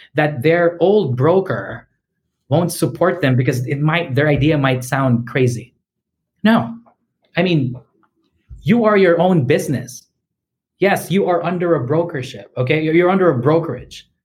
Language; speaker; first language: English; native; English